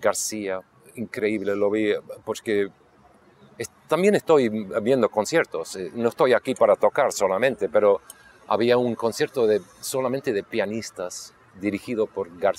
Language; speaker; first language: Spanish; non-native, local second language; English